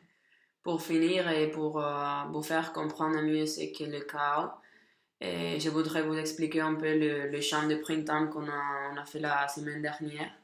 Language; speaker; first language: French; non-native, learner; Catalan